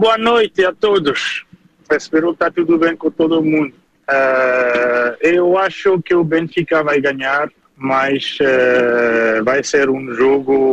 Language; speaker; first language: Portuguese; early bilingual, heritage; French